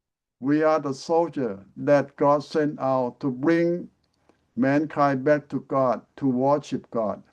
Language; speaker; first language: English; non-native, fluent; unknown